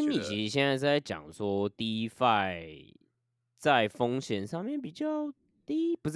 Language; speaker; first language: Chinese; native; Chinese